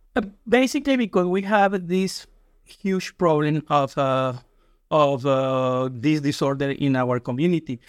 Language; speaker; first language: English; non-native, fluent; Spanish